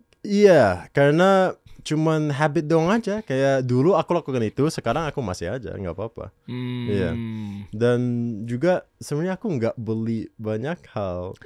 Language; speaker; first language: Indonesian; non-native, local second language; English